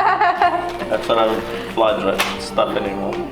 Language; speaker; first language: English; native; English